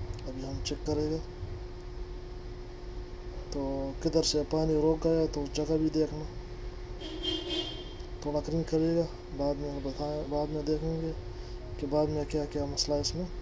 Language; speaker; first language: Hindi; non-native, local second language; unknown